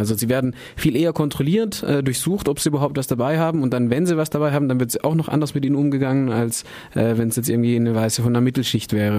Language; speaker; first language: German; native; German